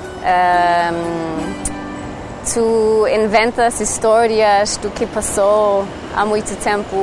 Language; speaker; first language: Portuguese; non-native, learner; English